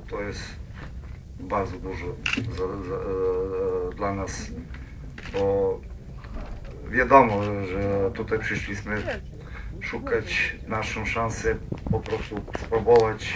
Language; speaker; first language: Polish; non-native, learner; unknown